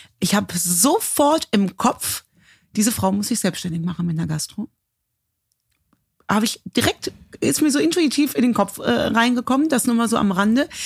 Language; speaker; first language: German; native; German